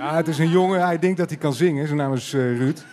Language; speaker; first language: Dutch; native; Dutch